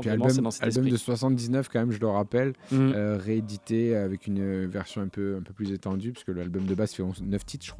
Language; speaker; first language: French; native; French